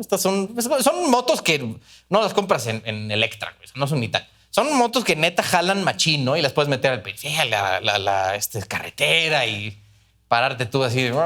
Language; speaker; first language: Spanish; native; Spanish